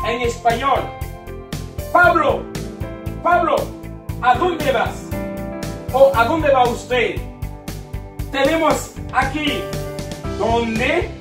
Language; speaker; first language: Spanish; non-native, fluent; Haitian Creole